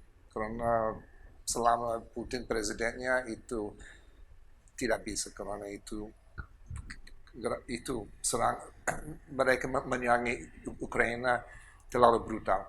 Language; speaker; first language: Indonesian; non-native, fluent; English